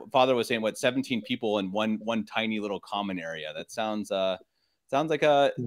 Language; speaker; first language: English; native; English